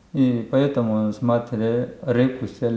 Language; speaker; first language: Russian; non-native, learner; Korean